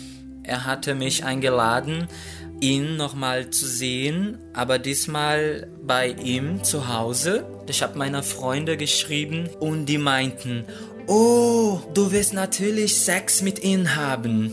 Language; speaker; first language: German; non-native, fluent; Portuguese